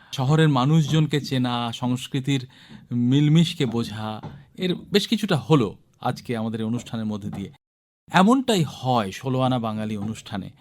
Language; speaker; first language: Bangla; native; Bangla